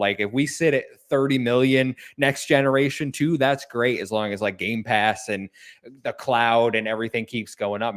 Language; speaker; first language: English; native; English